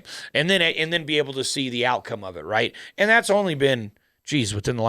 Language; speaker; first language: English; native; English